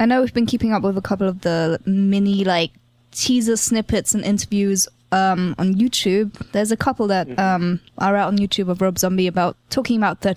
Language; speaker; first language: English; native; English